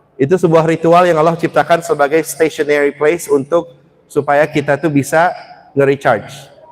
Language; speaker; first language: Indonesian; early bilingual, heritage; Indonesian